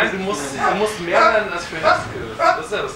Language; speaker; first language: German; native; German